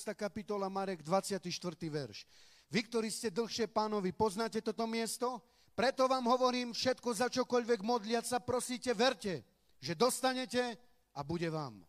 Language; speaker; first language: Slovak; non-native, local second language; Romany